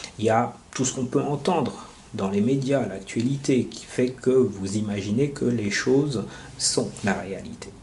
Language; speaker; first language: French; native; French